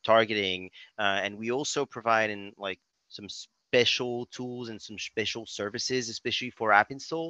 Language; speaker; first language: English; non-native, fluent; French